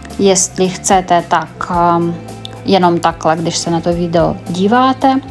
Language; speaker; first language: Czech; non-native, fluent; Ukrainian